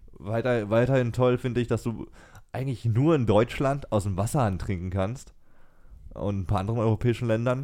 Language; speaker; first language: German; native; German